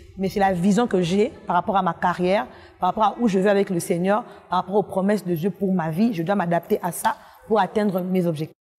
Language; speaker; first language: French; non-native, local second language; Lingala